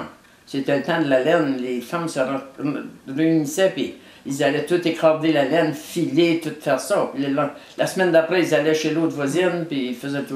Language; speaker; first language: French; native; French